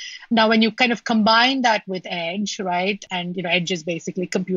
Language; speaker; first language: English; non-native, local second language; Malayalam